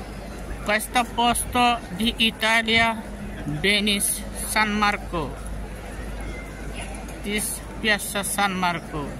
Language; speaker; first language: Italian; non-native, learner; Bangla